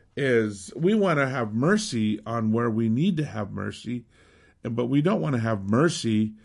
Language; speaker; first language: English; native; English